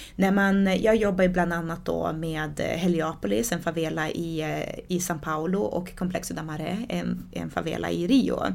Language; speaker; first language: Swedish; early bilingual, other home language; Portuguese